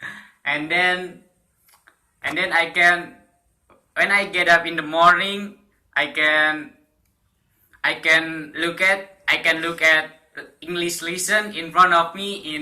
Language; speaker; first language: English; non-native, learner; Indonesian